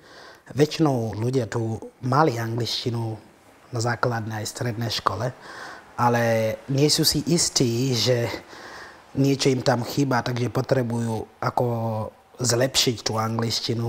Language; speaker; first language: Slovak; non-native, fluent; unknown